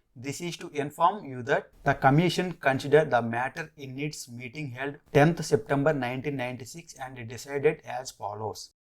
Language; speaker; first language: English; non-native, local second language; Telugu